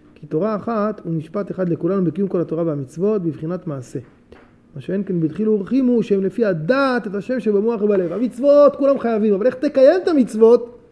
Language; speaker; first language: Hebrew; native; Hebrew